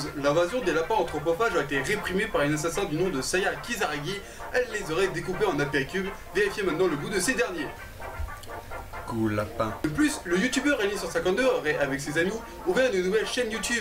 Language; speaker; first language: French; native; French